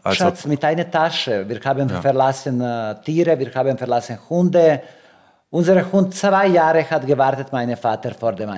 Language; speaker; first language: German; non-native, learner; Serbian